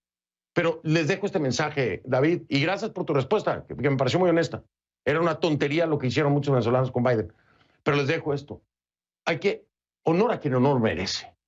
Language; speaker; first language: Spanish; native; Spanish